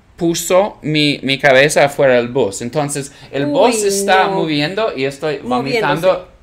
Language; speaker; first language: Spanish; non-native, learner; English